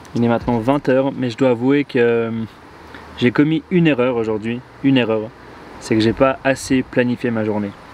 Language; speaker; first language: French; native; French